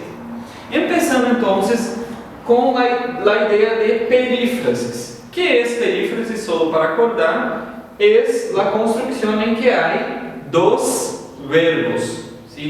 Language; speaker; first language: Spanish; non-native, fluent; Portuguese